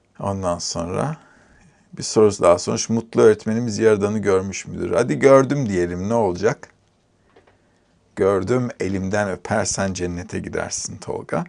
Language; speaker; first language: Turkish; native; Turkish